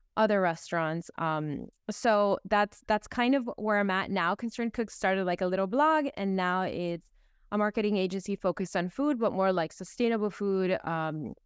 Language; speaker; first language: English; early bilingual, other home language; Spanish